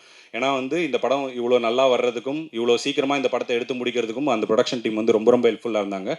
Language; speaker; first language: Tamil; native; Tamil